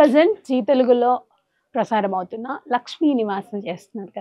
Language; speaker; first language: Telugu; native; Telugu